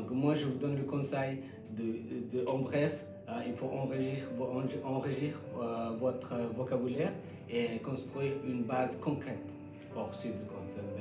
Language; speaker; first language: French; non-native, fluent; Bangla